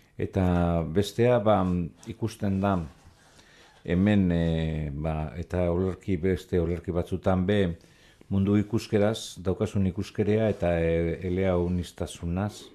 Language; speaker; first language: Basque; native; Basque